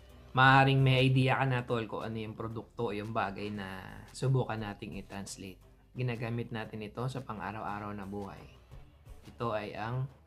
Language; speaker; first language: Filipino; native; Filipino